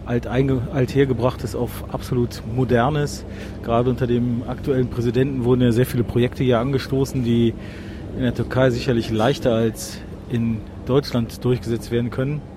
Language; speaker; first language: German; native; German